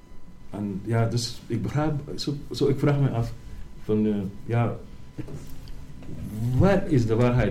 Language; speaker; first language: Dutch; non-native, learner; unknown